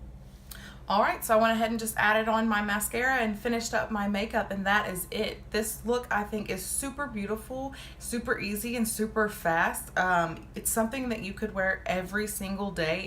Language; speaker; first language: English; native; English